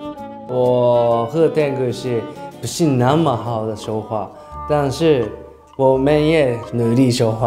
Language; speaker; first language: Chinese; non-native, learner; Japanese